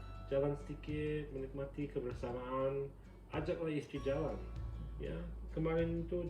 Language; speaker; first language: Indonesian; non-native, fluent; English